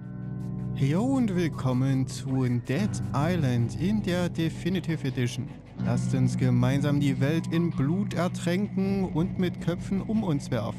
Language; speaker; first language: German; native; German